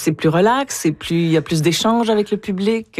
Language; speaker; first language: French; native; French